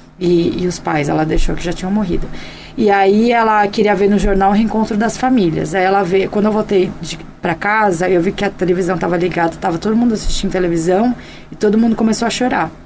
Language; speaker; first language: Portuguese; early bilingual, other home language; Korean